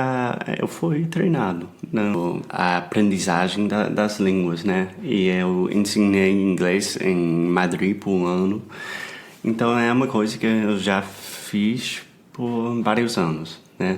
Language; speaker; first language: Portuguese; non-native, fluent; English